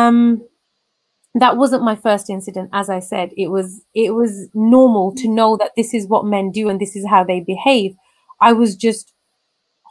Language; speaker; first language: English; native; English